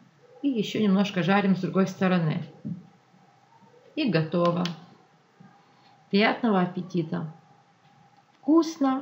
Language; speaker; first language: Russian; non-native, local second language; Ukrainian